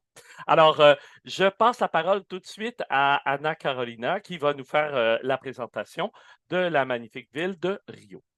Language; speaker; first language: French; native; French